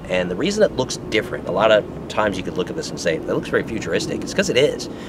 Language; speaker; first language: English; native; English